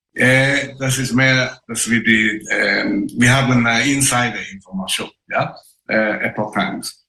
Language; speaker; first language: German; non-native, fluent; Chinese